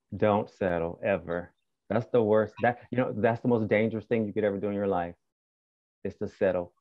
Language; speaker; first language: English; native; English